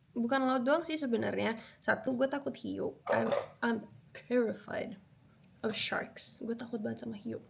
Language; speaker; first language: Indonesian; early bilingual, other home language; Spanish